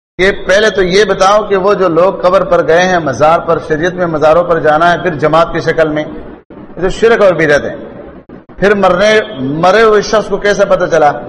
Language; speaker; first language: Urdu; non-native, local second language; Pashto